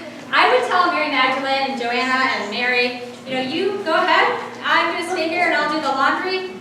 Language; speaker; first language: English; native; English